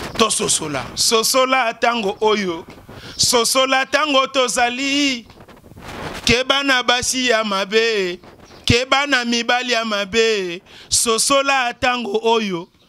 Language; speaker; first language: Lingala; native; Lingala